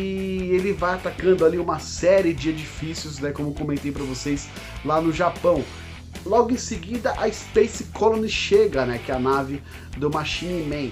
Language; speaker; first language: Portuguese; native; Portuguese